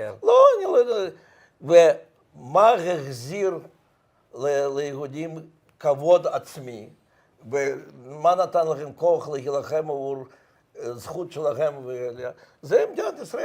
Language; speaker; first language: Hebrew; non-native, fluent; Russian